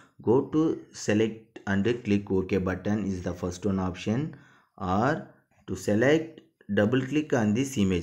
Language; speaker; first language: English; non-native, local second language; Tamil